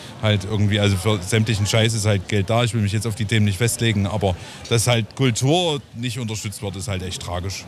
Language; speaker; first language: German; native; German